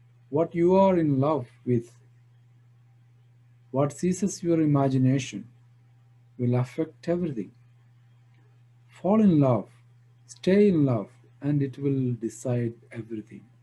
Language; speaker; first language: English; non-native, local second language; Malayalam